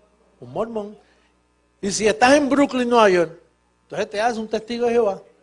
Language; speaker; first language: Spanish; native; Spanish